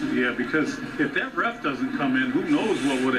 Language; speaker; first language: English; native; English